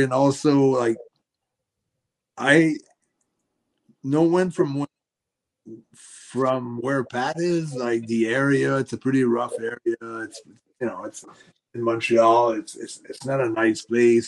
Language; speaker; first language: English; non-native, fluent; French